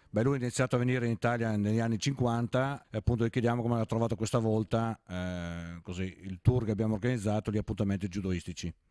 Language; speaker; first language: Italian; native; Italian